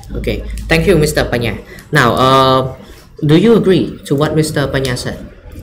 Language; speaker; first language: English; non-native, fluent; Khmer